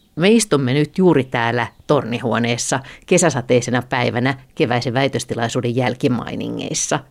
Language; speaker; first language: Finnish; native; Finnish